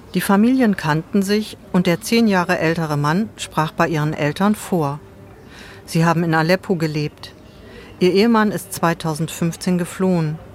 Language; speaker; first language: German; native; German